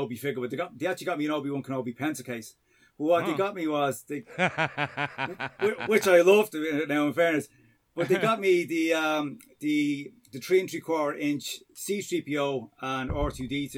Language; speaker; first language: English; native; English